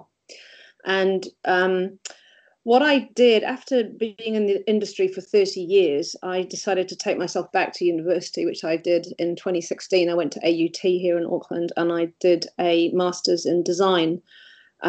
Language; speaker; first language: English; native; English